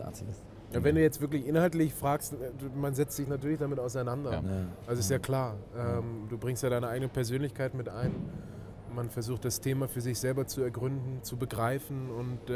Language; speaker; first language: German; native; German